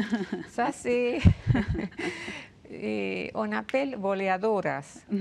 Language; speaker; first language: French; non-native, fluent; Spanish